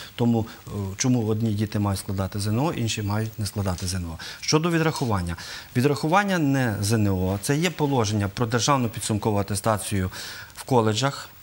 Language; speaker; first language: Ukrainian; native; Ukrainian